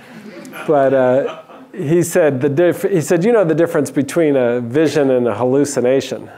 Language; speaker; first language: English; native; English